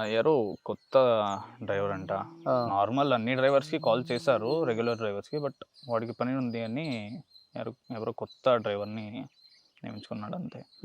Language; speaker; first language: Telugu; non-native, learner; Kannada